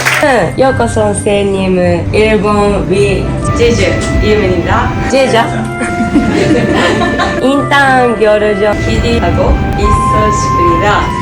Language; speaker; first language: Korean; non-native, learner; Japanese